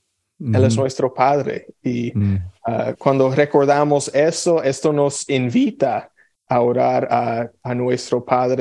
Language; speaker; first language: Spanish; non-native, fluent; English